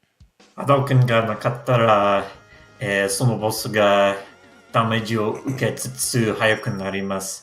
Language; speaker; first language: Japanese; non-native, learner; English